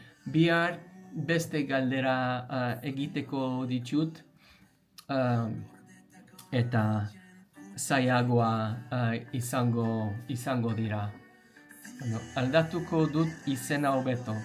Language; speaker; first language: Basque; non-native, learner; English